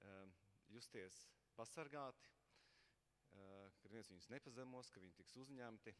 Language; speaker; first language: Latvian; native; Latvian